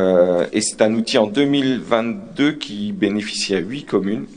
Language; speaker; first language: French; native; French